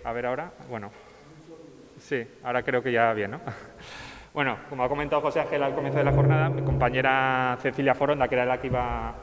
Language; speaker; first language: Spanish; native; Spanish